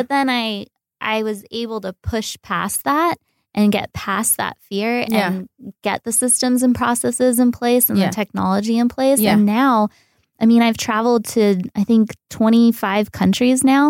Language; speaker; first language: English; native; English